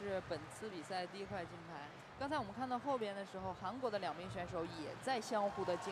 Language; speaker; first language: Chinese; native; Chinese